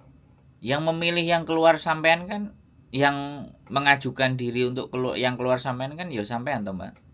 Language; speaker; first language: Indonesian; non-native, local second language; Javanese